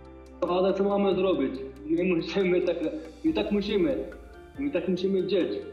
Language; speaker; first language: Polish; non-native, fluent; Arabic